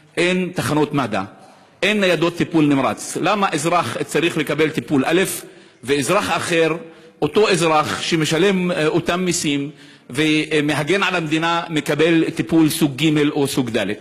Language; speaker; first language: Hebrew; non-native, local second language; Arabic